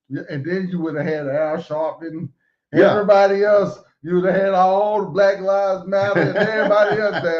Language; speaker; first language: English; native; English